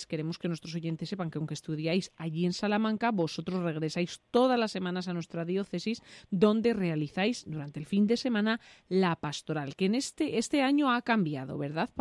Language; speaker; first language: Spanish; native; Spanish